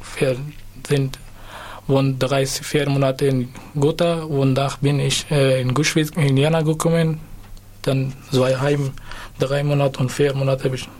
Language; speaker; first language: German; non-native, learner; Persian